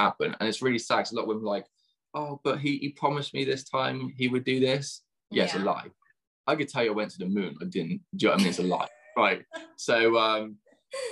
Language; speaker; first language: English; native; English